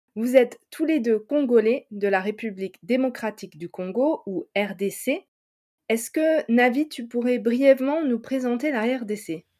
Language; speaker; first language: French; native; French